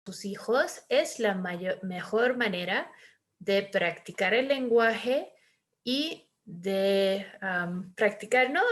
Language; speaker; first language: Spanish; early bilingual, heritage; Spanish